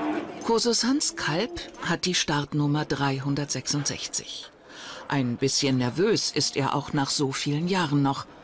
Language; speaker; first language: German; native; German